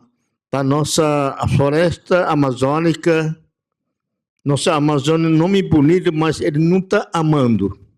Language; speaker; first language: Portuguese; non-native, local second language; Yanomámi